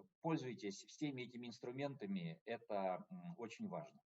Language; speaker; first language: Russian; native; Russian